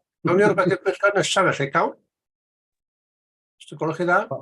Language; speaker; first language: Welsh; native; Welsh